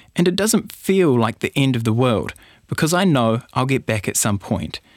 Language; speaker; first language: English; native; English